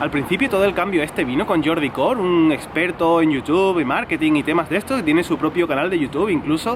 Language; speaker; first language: Spanish; native; Spanish